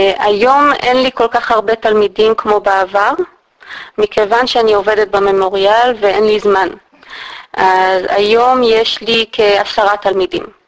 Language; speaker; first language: Hebrew; native; Hebrew